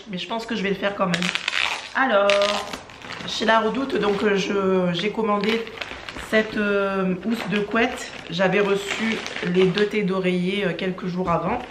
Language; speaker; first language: French; native; French